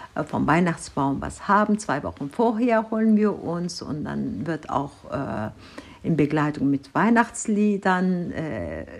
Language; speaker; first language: German; non-native, fluent; Turkish